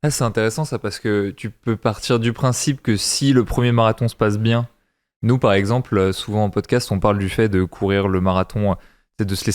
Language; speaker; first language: French; native; French